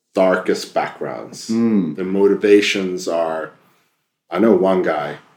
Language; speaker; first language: English; non-native, fluent; Swedish